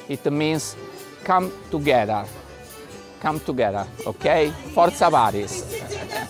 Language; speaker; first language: English; non-native, learner; Italian